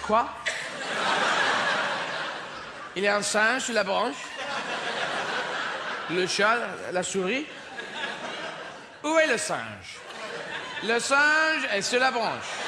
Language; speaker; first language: French; non-native, learner; English